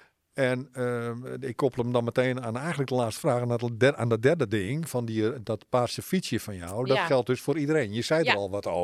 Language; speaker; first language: Dutch; native; Dutch